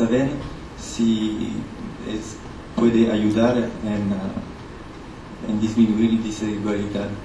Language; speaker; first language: Spanish; non-native, learner; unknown